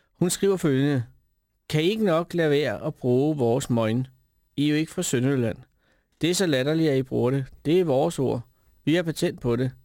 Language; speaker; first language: Danish; native; Danish